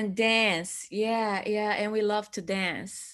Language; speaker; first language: English; non-native, fluent; Portuguese